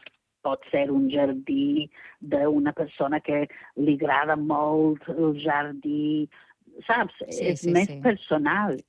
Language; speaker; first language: Catalan; non-native, fluent; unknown